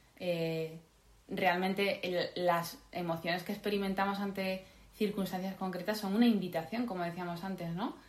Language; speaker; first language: Spanish; native; Spanish